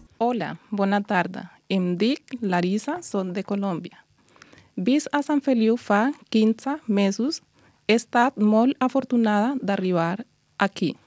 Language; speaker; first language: Catalan; non-native, learner; Spanish